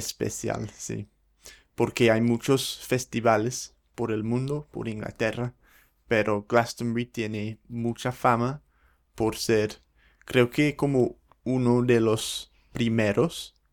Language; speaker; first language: Spanish; non-native, fluent; English